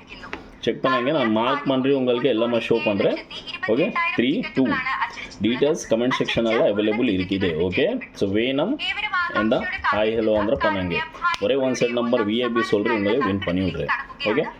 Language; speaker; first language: Tamil; non-native, learner; Kannada